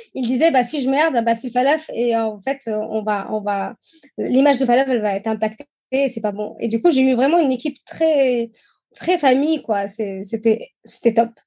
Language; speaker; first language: French; non-native, fluent; Arabic